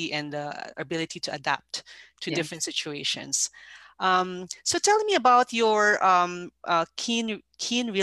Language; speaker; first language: English; non-native, local second language; Filipino